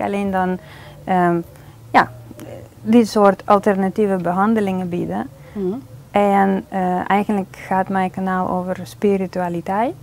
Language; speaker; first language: Dutch; non-native, fluent; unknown